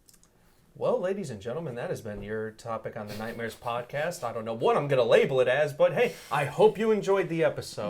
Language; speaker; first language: English; native; English